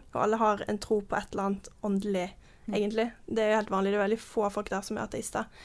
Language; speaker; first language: Norwegian; early bilingual, heritage; Norwegian